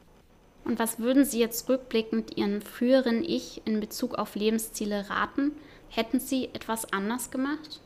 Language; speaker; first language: German; native; German